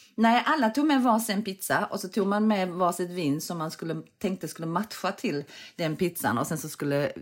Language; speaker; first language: Swedish; early bilingual, other home language; Korean